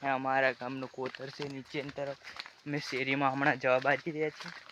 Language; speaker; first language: Gujarati; non-native, local second language; Rathawi